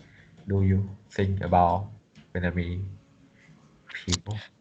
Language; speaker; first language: English; non-native, learner; Vietnamese